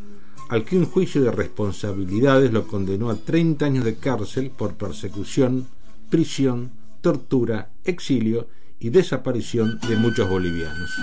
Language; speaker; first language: Spanish; native; Spanish